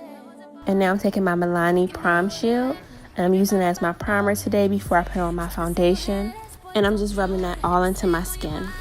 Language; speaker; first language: English; native; English